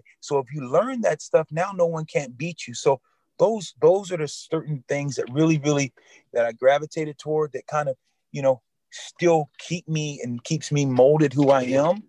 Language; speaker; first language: English; native; English